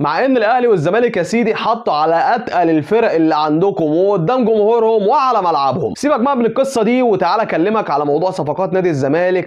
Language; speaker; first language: Arabic; native; Arabic